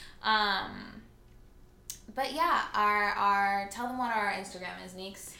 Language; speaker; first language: English; early bilingual, other home language; Finnish